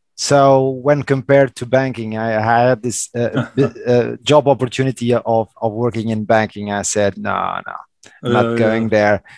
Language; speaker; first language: English; non-native, fluent; Portuguese